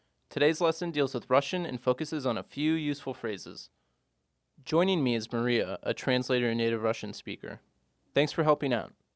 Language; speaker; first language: English; native; English